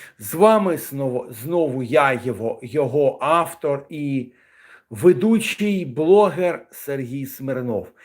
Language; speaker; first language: Ukrainian; non-native, local second language; Russian